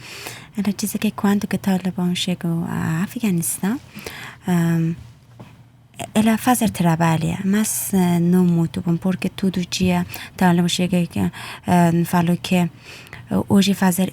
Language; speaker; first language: Portuguese; non-native, learner; Persian